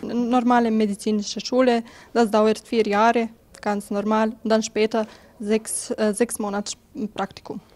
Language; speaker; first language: German; non-native, fluent; Bosnian